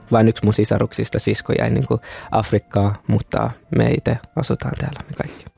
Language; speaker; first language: Finnish; early bilingual, other home language; Kinyarwanda